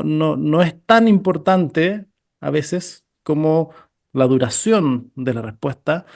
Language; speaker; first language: Spanish; native; Spanish